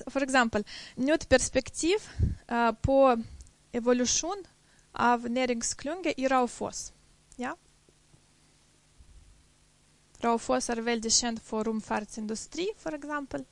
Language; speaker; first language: Norwegian; non-native, fluent; Dutch